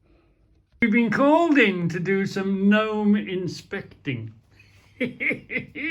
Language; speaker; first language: English; native; English